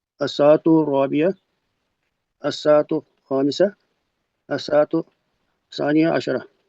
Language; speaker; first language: Arabic; non-native, learner; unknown